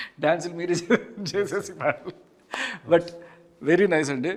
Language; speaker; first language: Telugu; native; Telugu